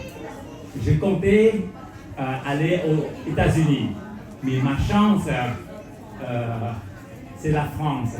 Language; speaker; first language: French; non-native, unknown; Khmer